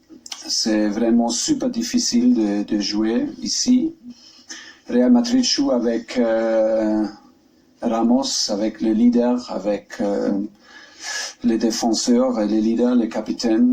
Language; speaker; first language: French; non-native, learner; German